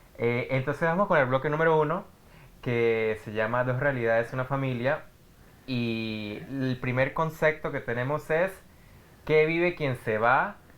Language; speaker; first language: Spanish; native; Spanish